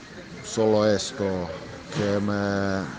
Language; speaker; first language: Spanish; non-native, learner; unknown